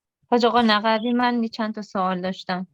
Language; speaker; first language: Persian; native; Persian